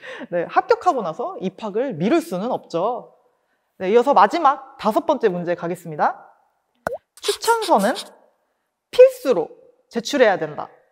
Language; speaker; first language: Korean; native; Korean